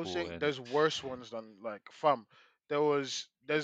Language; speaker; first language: English; native; English